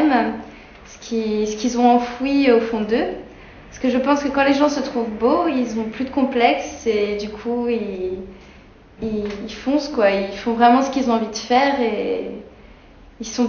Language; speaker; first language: French; native; French